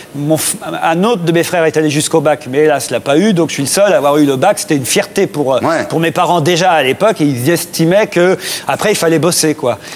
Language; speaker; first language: French; native; French